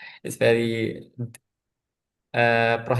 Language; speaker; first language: English; non-native, learner; Indonesian